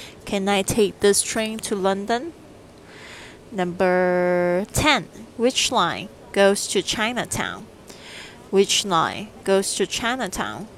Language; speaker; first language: English; non-native, fluent; Chinese